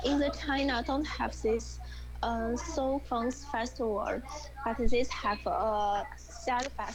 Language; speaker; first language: English; non-native, learner; Chinese